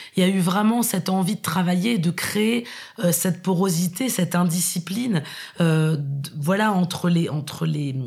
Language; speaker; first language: French; native; French